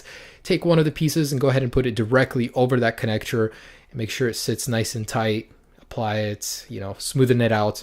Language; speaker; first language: English; native; English